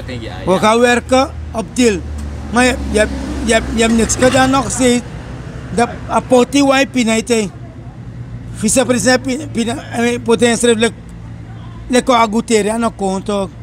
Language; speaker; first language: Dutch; non-native, local second language; Sranan Tongo